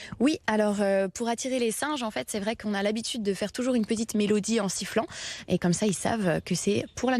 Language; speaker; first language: French; native; French